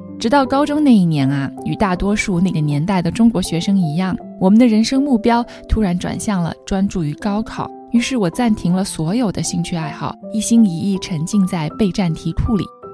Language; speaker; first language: Chinese; native; Chinese